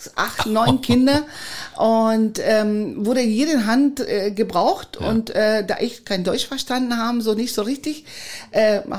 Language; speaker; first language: German; non-native, fluent; Spanish